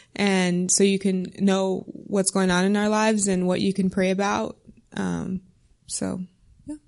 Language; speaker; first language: English; native; English